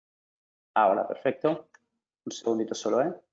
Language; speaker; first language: Spanish; native; Spanish